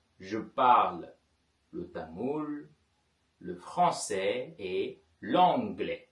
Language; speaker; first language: French; non-native, fluent; Tamil